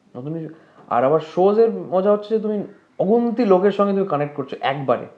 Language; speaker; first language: Bangla; native; Bangla